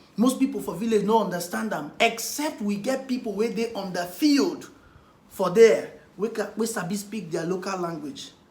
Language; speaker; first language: Nigerian Pidgin; non-native, local second language; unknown